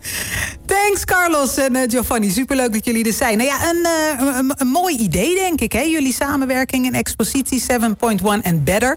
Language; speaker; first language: Dutch; native; Dutch